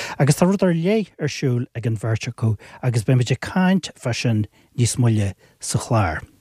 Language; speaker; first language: Irish; native; Irish